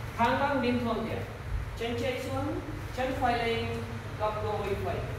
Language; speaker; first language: Vietnamese; non-native, learner; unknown